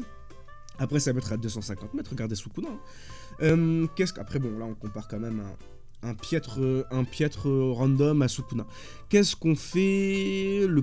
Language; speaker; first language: French; native; French